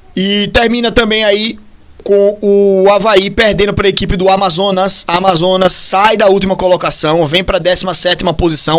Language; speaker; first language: Portuguese; native; Portuguese